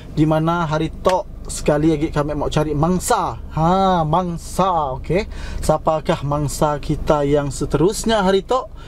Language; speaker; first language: Malay; non-native, local second language; Iban